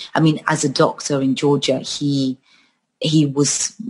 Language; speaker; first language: English; early bilingual, other home language; Georgian